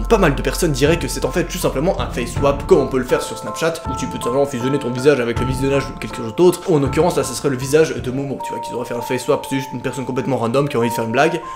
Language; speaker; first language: French; native; French